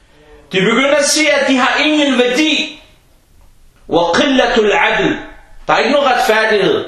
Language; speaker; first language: Danish; early bilingual, other home language; Arabic